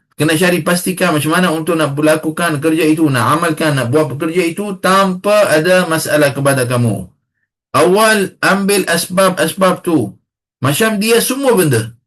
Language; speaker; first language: Malay; non-native, fluent; Arabic